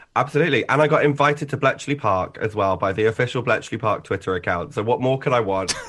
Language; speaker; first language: English; native; English